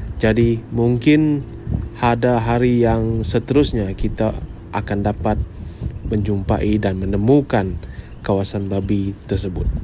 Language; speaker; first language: Malay; non-native, local second language; Iban